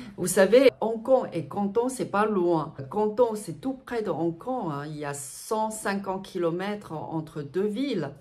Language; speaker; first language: French; non-native, fluent; Chinese